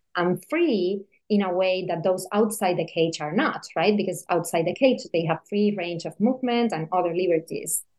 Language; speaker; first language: English; non-native, fluent; Spanish